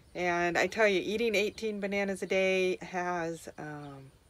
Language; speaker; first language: English; native; English